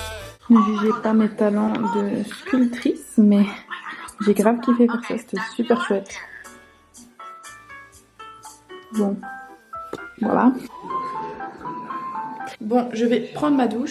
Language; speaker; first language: French; native; French